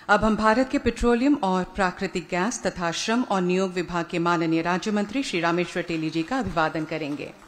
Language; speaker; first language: Hindi; non-native, local second language; Assamese